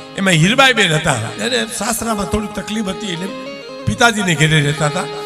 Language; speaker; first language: Gujarati; native; Gujarati